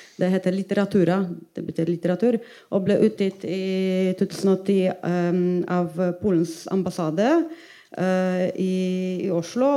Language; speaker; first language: Norwegian; non-native, fluent; Polish